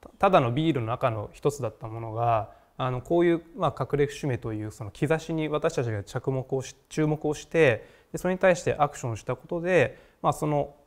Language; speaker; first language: Japanese; native; Japanese